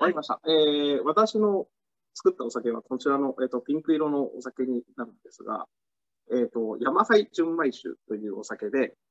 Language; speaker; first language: Japanese; native; Japanese